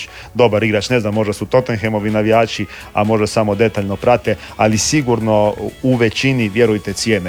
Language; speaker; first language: Serbian; native; Serbian